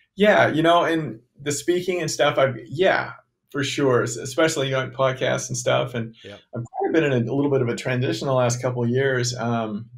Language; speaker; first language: English; native; English